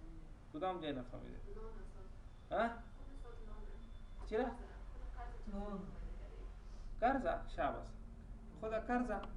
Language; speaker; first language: Persian; non-native, local second language; Pashto